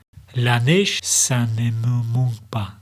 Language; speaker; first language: French; non-native, learner; Russian